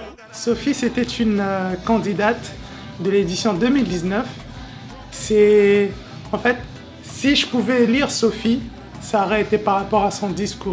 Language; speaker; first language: French; native; French